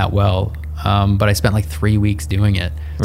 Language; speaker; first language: English; native; English